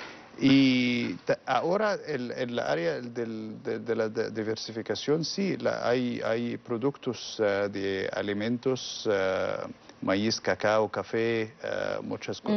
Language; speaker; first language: Spanish; non-native, learner; Arabic